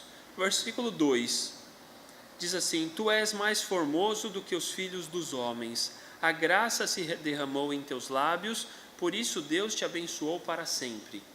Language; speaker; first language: Portuguese; native; Portuguese